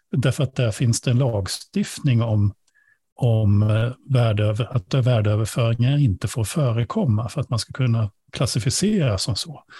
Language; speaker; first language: Swedish; native; Swedish